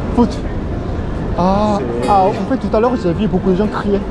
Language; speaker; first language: French; non-native, learner; Korean